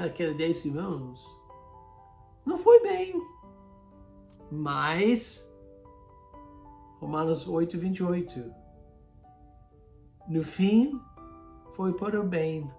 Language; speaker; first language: Portuguese; non-native, fluent; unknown